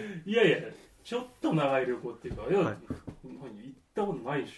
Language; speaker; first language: Japanese; native; Japanese